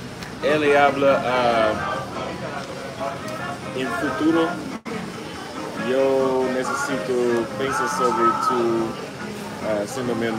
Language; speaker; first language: Spanish; non-native, learner; English